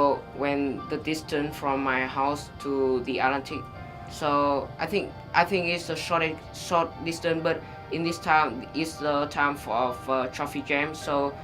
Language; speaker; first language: English; non-native, learner; Vietnamese